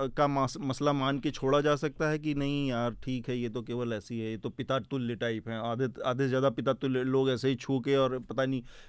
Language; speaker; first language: Hindi; native; Hindi